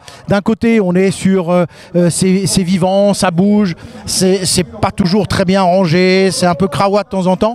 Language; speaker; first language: French; native; French